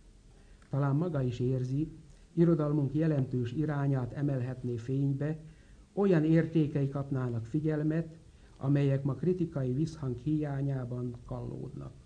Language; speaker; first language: Hungarian; native; Hungarian